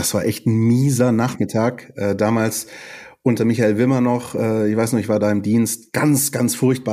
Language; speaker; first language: German; native; German